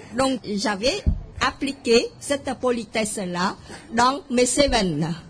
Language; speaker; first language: French; non-native, fluent; Khmer